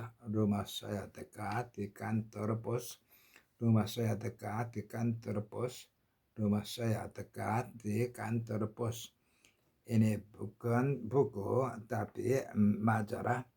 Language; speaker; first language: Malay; non-native, learner; Korean